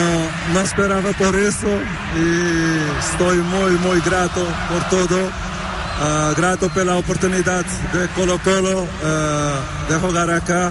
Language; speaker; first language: Portuguese; non-native, local second language; Kabuverdianu